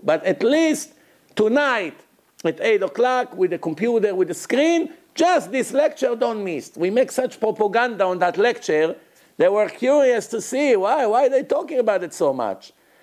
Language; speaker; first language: English; non-native, fluent; Hebrew